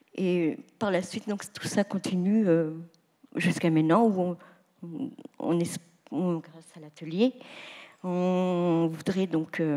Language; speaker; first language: French; native; French